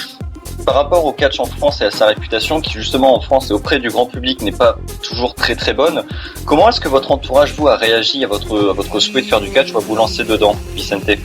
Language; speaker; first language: French; native; French